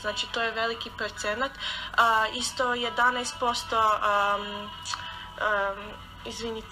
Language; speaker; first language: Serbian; early bilingual, heritage; Serbian